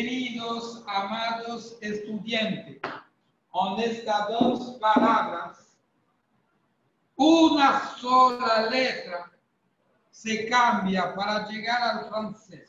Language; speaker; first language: Spanish; non-native, fluent; French